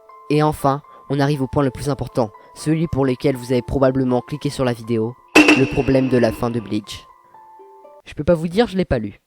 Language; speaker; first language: French; native; French